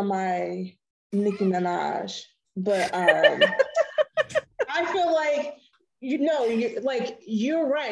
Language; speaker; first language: English; native; English